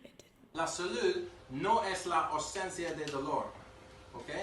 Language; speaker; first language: Spanish; non-native, learner; English